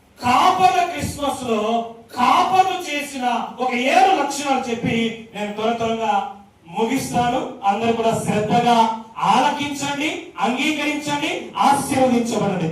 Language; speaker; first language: Telugu; native; Telugu